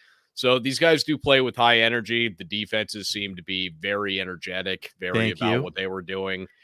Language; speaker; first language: English; native; English